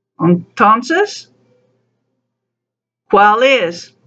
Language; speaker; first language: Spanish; non-native, learner; English